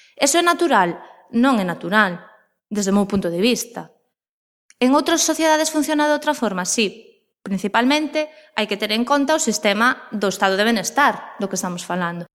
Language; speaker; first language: Galician; non-native, local second language; Spanish